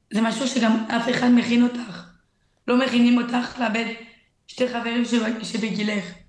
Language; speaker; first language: Hebrew; early bilingual, other home language; French